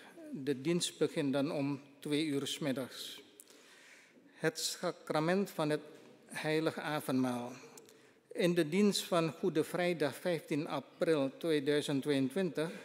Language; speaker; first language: Dutch; non-native, fluent; Indonesian